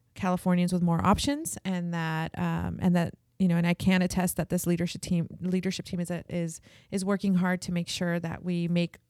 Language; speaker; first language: English; early bilingual, other home language; Spanish